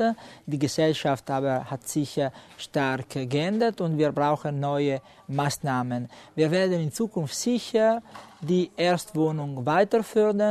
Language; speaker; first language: German; non-native, local second language; Italian